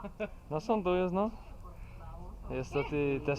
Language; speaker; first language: Spanish; non-native, learner; English